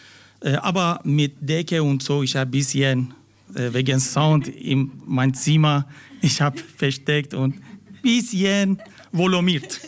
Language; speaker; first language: German; non-native, learner; Persian